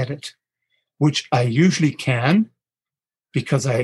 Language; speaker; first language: English; native; English